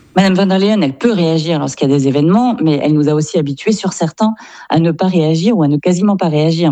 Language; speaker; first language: French; native; French